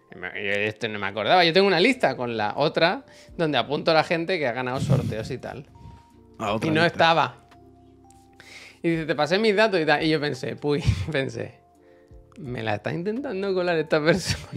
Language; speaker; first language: Spanish; native; Spanish